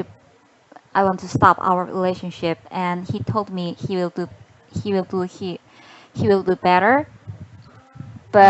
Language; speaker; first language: English; non-native, learner; Korean